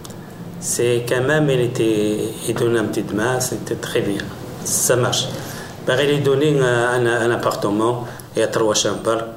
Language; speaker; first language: French; non-native, learner; Arabic